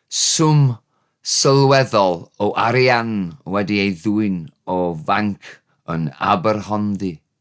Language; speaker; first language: Welsh; non-native, learner; English